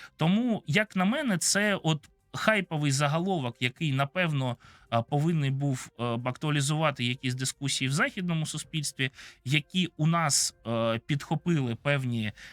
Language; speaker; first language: Ukrainian; non-native, local second language; Russian